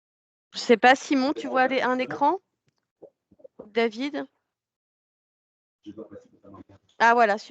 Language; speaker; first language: French; native; French